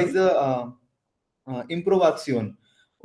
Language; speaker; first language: German; non-native, learner; Hindi